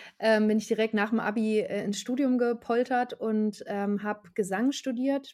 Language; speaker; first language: German; native; German